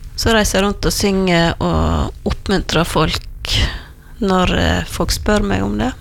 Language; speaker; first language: Norwegian; native; Norwegian